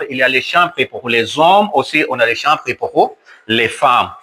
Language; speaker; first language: French; non-native, learner; Swahili